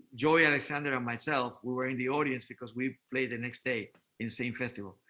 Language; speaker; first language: English; non-native, fluent; Spanish